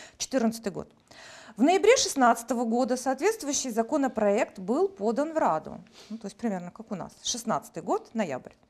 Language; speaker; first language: Russian; native; Russian